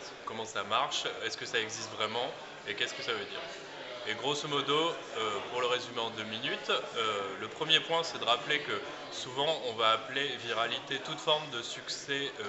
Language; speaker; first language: French; native; French